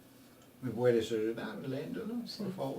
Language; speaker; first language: Spanish; non-native, fluent; Bulgarian